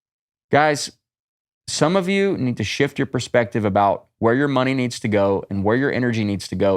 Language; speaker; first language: English; native; English